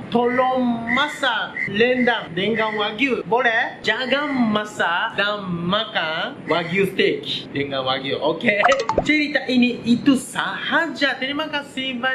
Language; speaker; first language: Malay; non-native, learner; Japanese